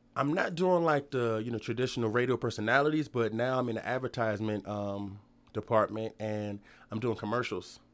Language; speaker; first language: English; native; English